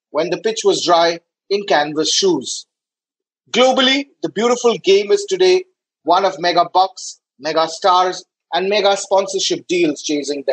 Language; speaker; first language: English; non-native, local second language; Bangla